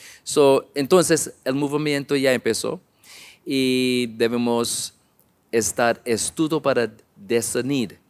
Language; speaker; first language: Spanish; non-native, learner; English